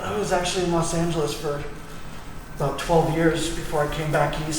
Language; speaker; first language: English; native; English